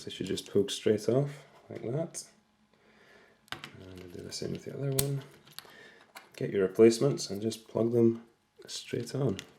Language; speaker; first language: English; native; English